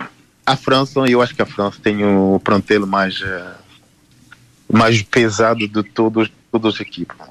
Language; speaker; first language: Portuguese; non-native, fluent; Haitian Creole